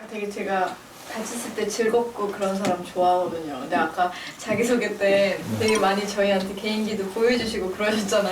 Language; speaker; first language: Korean; non-native, fluent; Chinese